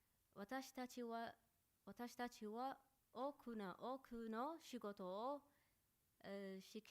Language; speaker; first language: Japanese; non-native, learner; Arabic